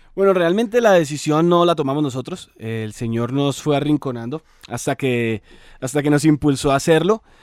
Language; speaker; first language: Spanish; native; Spanish